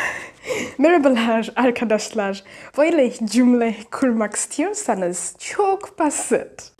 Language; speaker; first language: Turkish; non-native, learner; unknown